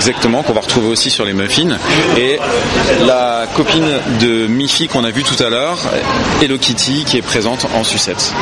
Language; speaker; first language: French; native; French